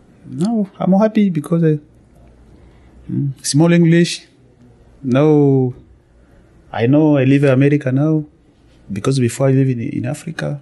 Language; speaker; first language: English; non-native, learner; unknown